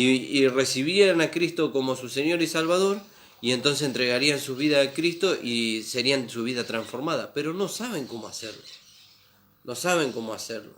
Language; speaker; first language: Spanish; native; Spanish